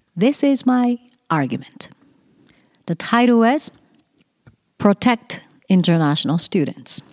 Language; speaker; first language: English; non-native, fluent; Japanese